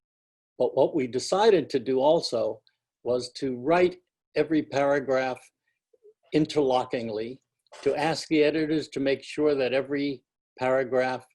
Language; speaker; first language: English; native; English